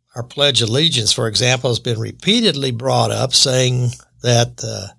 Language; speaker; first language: English; native; English